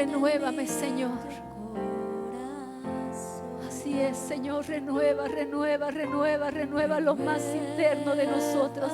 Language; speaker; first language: Spanish; native; Spanish